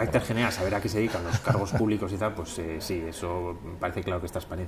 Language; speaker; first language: Spanish; native; Spanish